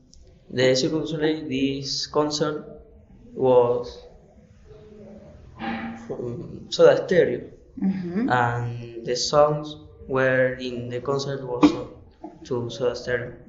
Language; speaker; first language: English; non-native, learner; Spanish